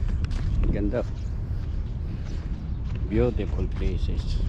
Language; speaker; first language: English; non-native, learner; Filipino